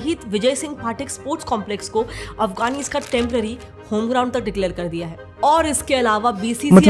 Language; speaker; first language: Hindi; native; Hindi